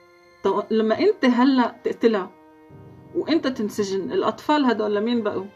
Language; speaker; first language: Arabic; native; Arabic